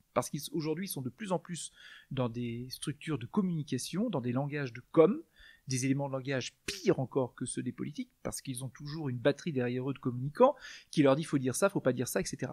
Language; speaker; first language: French; native; French